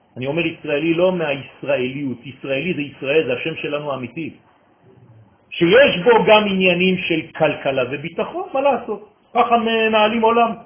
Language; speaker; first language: Hebrew; non-native, fluent; French